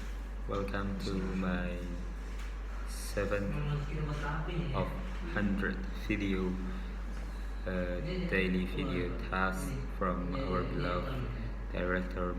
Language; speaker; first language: English; non-native, local second language; Indonesian